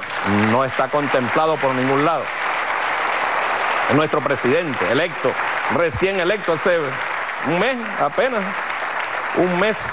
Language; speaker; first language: Spanish; native; Spanish